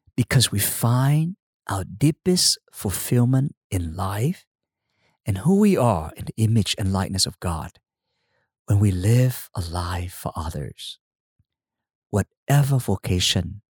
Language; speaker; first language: English; non-native, fluent; Vietnamese